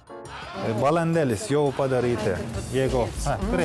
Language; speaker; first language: Lithuanian; non-native, learner; Turkish